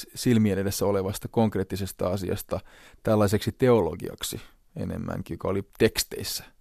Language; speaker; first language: Finnish; non-native, local second language; Hebrew